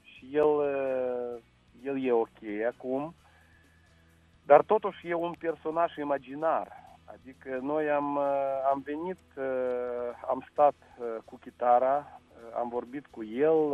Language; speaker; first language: Romanian; non-native, local second language; Russian